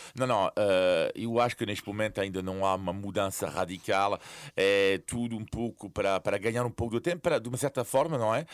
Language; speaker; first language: Portuguese; non-native, fluent; French